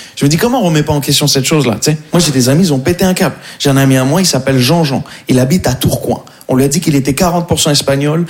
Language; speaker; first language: French; native; French